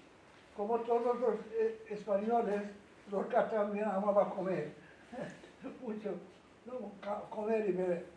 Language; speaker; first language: Spanish; non-native, local second language; Bangla